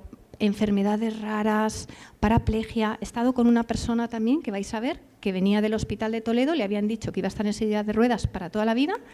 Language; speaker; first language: Spanish; native; Spanish